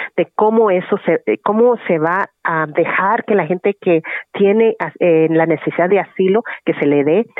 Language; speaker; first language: Spanish; early bilingual, heritage; Spanish